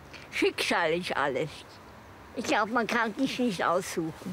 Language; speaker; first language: German; native; German